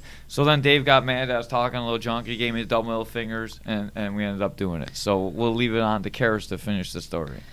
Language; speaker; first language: English; native; English